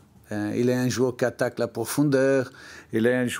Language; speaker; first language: French; non-native, learner; Portuguese